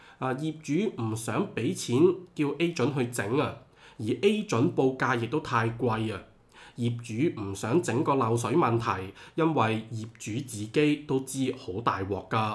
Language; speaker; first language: Cantonese; native; Cantonese